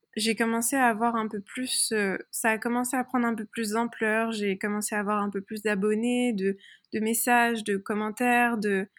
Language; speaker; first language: French; early bilingual, other home language; Persian